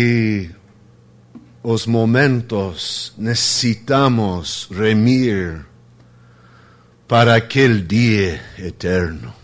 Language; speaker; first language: Spanish; non-native, fluent; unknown